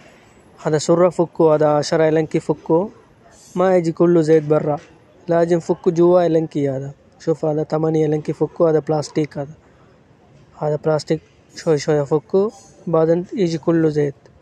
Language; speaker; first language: Arabic; non-native, learner; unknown